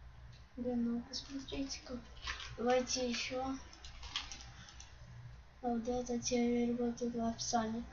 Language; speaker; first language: Russian; non-native, local second language; Ukrainian